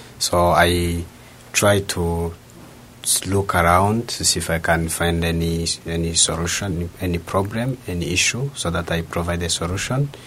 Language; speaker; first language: English; non-native, local second language; Kinyarwanda